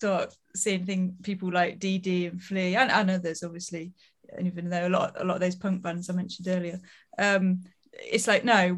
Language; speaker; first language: English; native; English